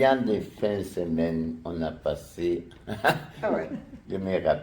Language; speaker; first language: French; non-native, fluent; Spanish